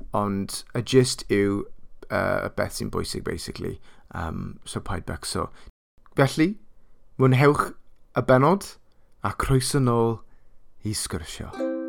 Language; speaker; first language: Welsh; non-native, local second language; English